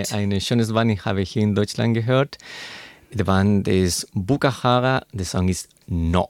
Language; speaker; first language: German; non-native, learner; Spanish